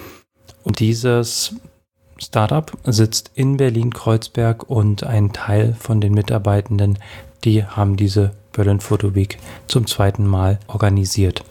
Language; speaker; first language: German; native; German